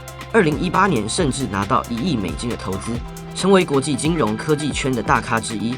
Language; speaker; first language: Chinese; native; Chinese